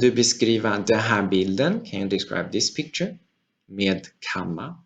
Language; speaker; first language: Swedish; non-native, fluent; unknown